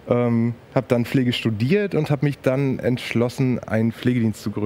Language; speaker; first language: German; native; German